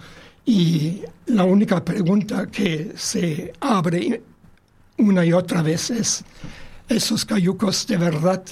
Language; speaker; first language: Spanish; non-native, fluent; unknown